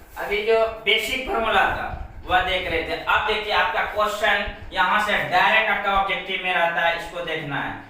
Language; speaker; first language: Hindi; native; Hindi